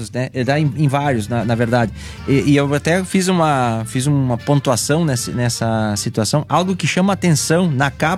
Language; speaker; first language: Portuguese; native; Portuguese